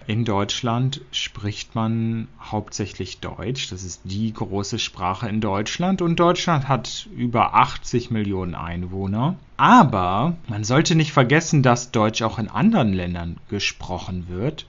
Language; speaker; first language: German; native; German